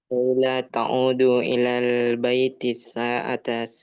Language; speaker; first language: Arabic; non-native, learner; Indonesian